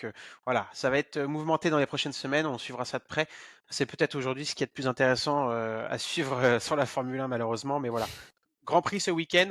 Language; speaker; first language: French; native; French